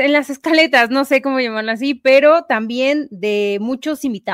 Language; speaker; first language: Spanish; native; Spanish